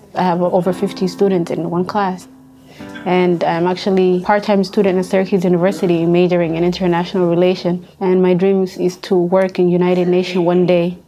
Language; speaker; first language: English; non-native, fluent; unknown